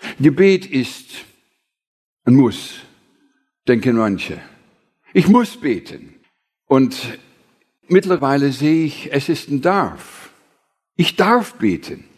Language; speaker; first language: German; non-native, fluent; English